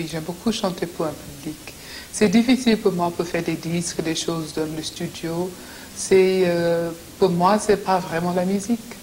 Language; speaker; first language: French; non-native, fluent; English